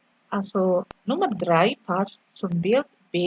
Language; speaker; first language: German; non-native, fluent; Indonesian